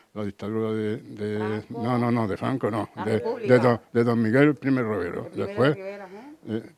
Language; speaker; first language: Spanish; native; Spanish